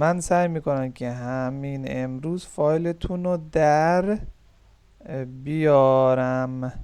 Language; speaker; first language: Persian; non-native, fluent; Urdu